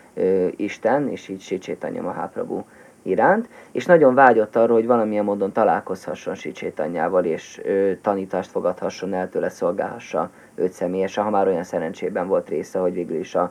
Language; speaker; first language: Hungarian; native; Hungarian